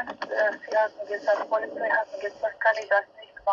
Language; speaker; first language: German; non-native, learner; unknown